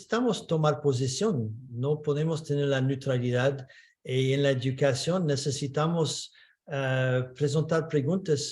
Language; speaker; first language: Spanish; non-native, fluent; English